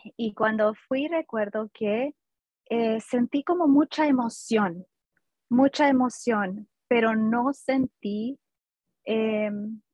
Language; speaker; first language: Spanish; early bilingual, heritage; Spanish